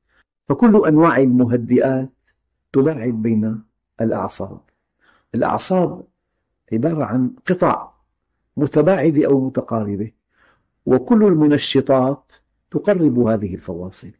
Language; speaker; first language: Arabic; native; Arabic